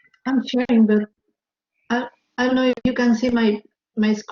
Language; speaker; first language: English; non-native, learner; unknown